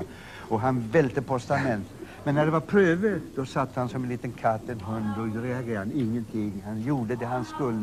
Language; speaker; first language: Swedish; native; Swedish